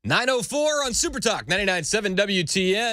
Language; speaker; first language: English; native; English